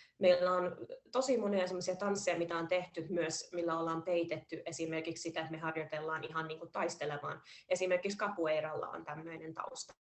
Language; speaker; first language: Finnish; early bilingual, heritage; Finnish